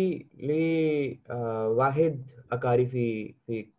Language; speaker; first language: Arabic; non-native, learner; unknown